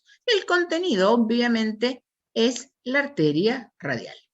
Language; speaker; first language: Spanish; native; Spanish